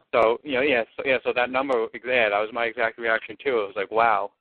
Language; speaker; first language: English; native; English